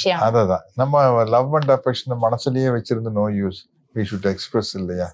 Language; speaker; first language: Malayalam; non-native, learner; Tamil